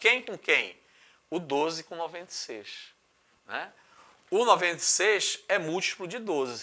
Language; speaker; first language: Portuguese; native; Portuguese